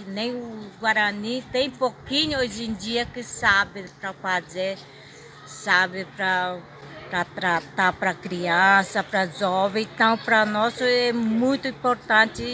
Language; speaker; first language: Portuguese; non-native, local second language; Guarani